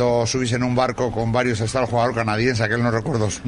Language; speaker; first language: Spanish; native; Spanish